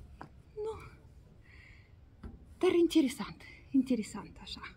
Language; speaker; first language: Romanian; non-native, learner; Russian